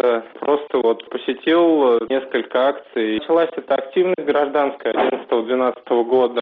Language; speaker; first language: Russian; native; Russian